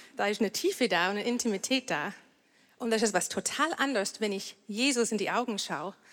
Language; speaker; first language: German; non-native, fluent; English